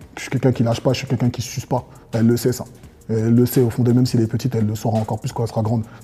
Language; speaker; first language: French; early bilingual, other home language; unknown